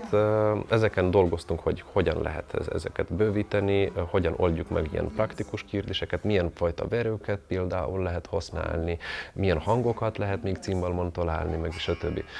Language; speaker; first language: Hungarian; non-native, fluent; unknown